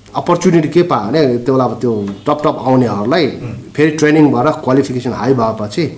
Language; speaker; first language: Nepali; non-native, local second language; Sherpa